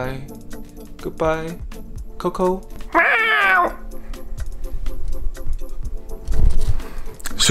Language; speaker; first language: Korean; early bilingual, heritage; Korean